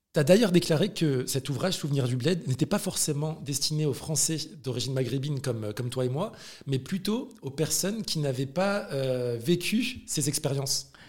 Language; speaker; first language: French; early bilingual, other home language; Arabic